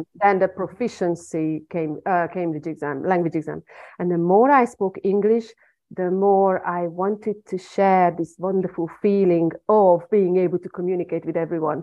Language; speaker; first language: English; non-native, fluent; Hungarian